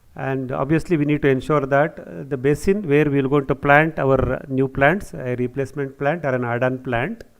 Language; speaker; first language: English; non-native, local second language; Kannada